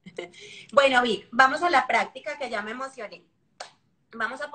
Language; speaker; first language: Spanish; native; Spanish